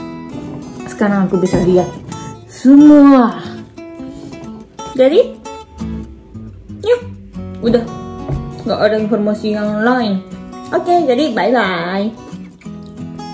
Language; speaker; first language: Indonesian; non-native, fluent; Japanese